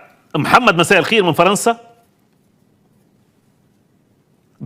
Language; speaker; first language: Arabic; native; Arabic